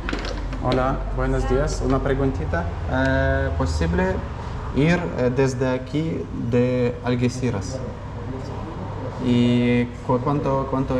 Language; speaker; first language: Spanish; non-native, learner; Russian